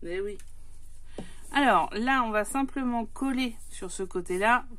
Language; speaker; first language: French; native; French